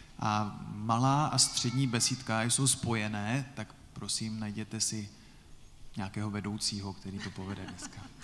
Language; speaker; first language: Czech; native; Czech